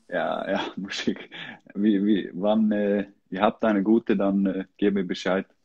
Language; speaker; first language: German; non-native, learner; Icelandic